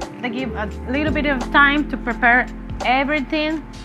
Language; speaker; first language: English; non-native, learner; Spanish